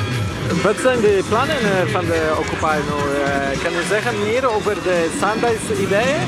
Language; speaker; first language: Dutch; non-native, learner; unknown